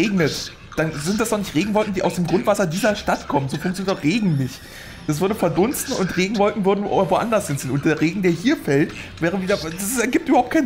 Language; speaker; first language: German; native; German